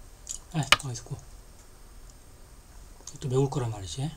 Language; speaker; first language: Korean; native; Korean